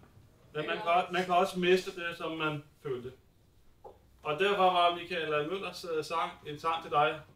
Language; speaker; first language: Danish; native; Danish